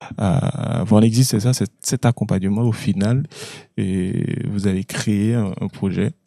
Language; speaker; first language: French; non-native, local second language; Haitian Creole